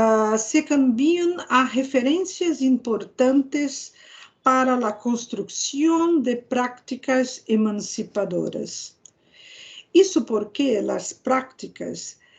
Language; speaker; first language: Spanish; non-native, fluent; Portuguese